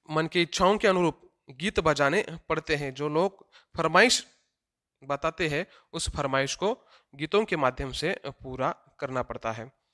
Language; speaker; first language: Hindi; non-native, local second language; Marathi